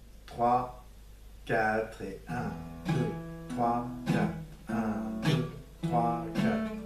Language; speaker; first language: French; native; French